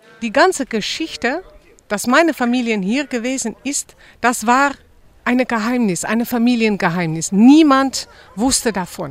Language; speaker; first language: German; non-native, fluent; Dutch